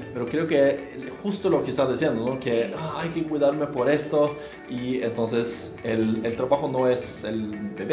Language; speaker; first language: Spanish; non-native, fluent; Norwegian